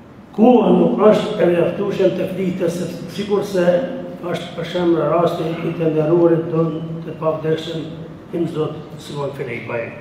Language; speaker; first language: Albanian; native; Albanian